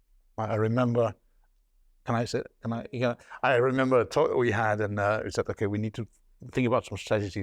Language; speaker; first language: English; non-native, fluent; Dutch